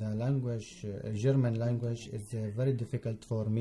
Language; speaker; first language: English; non-native, learner; Arabic